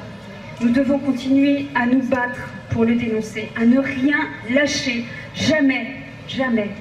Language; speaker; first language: French; native; French